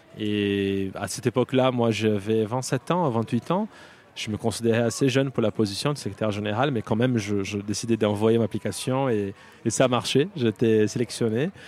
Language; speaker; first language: French; non-native, fluent; Portuguese